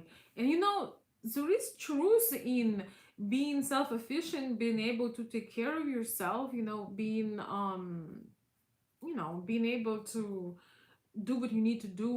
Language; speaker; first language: English; non-native, fluent; Russian